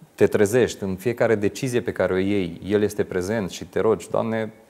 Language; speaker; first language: Romanian; non-native, local second language; Hungarian